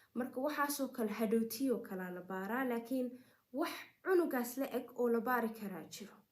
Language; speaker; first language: Somali; early bilingual, heritage; Somali